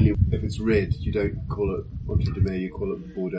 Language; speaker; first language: English; native; English